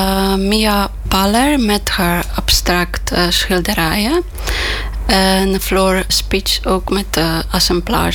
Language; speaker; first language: Dutch; non-native, fluent; Polish